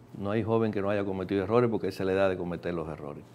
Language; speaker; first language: Spanish; native; Spanish